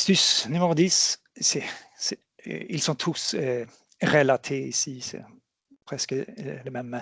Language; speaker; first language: French; non-native, fluent; Swedish